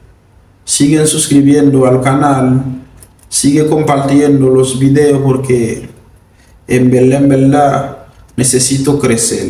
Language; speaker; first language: Spanish; non-native, fluent; Haitian Creole